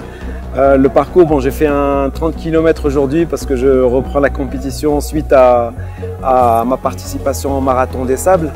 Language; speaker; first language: French; non-native, local second language; Arabic